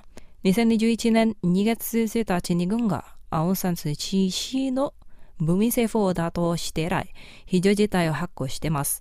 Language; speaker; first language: Japanese; non-native, fluent; Indonesian